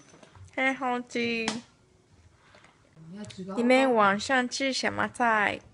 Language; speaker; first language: Chinese; non-native, learner; Japanese